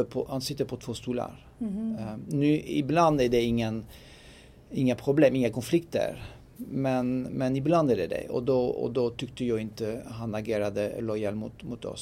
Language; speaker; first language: Swedish; non-native, fluent; French